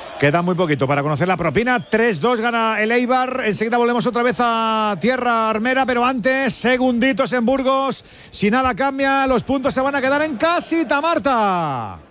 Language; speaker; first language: Spanish; native; Spanish